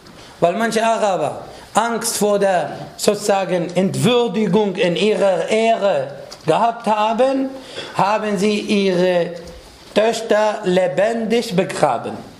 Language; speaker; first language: German; non-native, fluent; Arabic